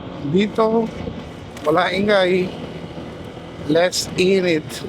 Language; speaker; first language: Filipino; non-native, learner; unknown